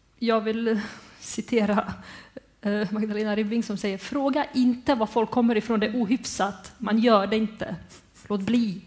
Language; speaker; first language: Swedish; early bilingual, other home language; Bosnian